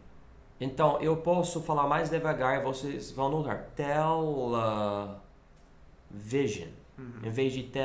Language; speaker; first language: Portuguese; non-native, fluent; English